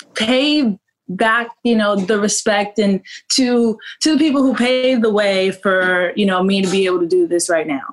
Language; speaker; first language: English; native; English